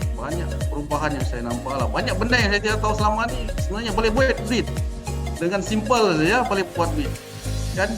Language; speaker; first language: Malay; native; Malay